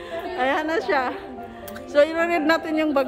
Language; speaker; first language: Filipino; native; Filipino